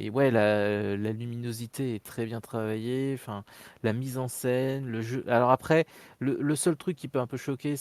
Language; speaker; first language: French; native; French